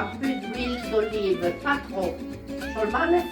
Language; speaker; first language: French; non-native, learner; Italian